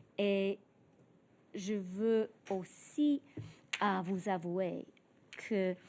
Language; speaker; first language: French; non-native, fluent; English